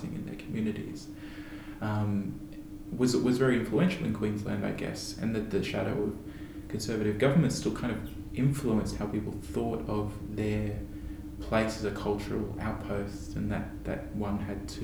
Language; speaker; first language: English; native; English